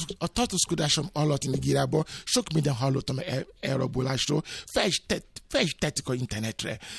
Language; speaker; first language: Hungarian; non-native, fluent; Yoruba